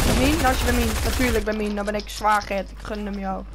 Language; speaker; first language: Dutch; native; Dutch